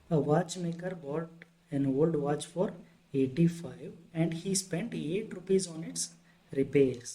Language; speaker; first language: English; non-native, local second language; Kannada